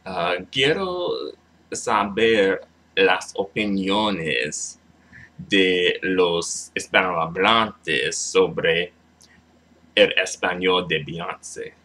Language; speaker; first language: Spanish; non-native, learner; English